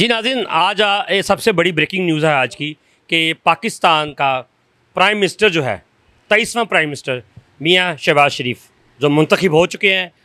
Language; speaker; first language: Urdu; non-native, local second language; Punjabi